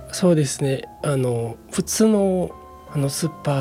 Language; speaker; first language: Japanese; non-native, learner; Mongolian